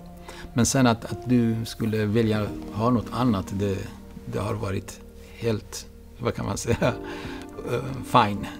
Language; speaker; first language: Swedish; non-native, fluent; Baluchi